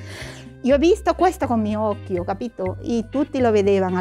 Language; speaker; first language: Italian; non-native, learner; Spanish